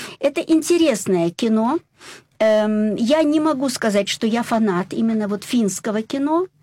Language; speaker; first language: Russian; native; Russian